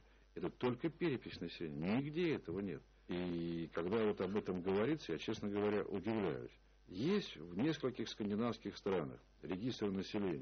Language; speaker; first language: Russian; native; Russian